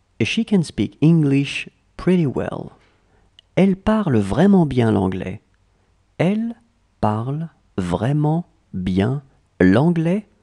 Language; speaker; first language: French; native; French